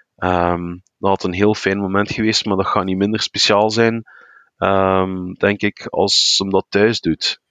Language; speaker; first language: Dutch; native; Dutch